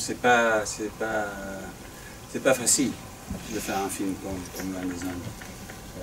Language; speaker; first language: French; non-native, fluent; English